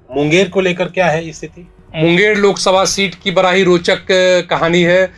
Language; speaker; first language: Hindi; native; Hindi